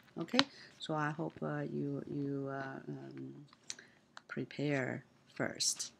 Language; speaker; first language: English; non-native, learner; Chinese